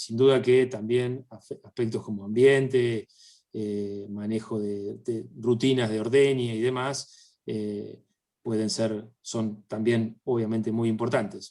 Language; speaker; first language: Spanish; native; Spanish